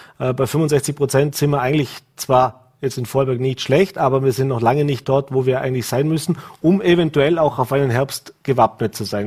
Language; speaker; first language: German; native; German